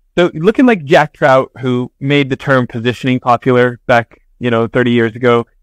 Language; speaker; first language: English; native; English